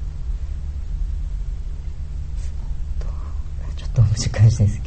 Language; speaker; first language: Japanese; non-native, learner; Korean